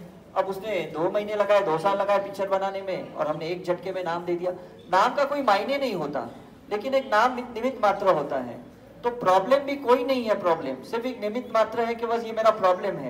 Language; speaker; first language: Hindi; native; Hindi